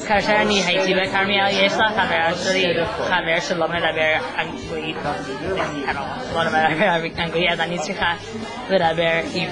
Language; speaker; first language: Hebrew; non-native, learner; English